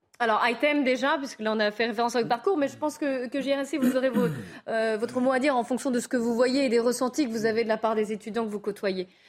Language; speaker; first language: French; native; French